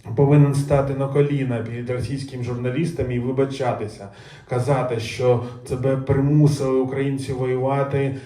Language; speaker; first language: Ukrainian; native; Ukrainian